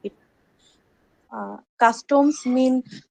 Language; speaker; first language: English; non-native, learner; Bangla